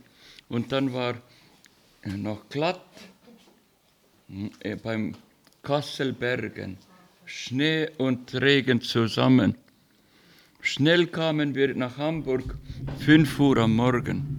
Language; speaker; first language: German; non-native, learner; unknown